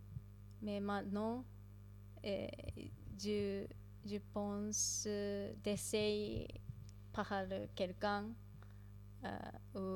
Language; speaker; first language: French; non-native, learner; Japanese